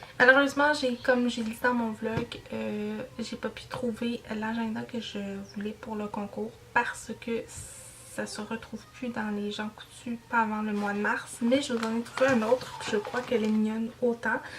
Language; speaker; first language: French; native; French